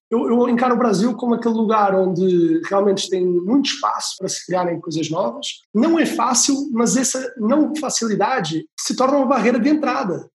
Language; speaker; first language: Portuguese; native; Portuguese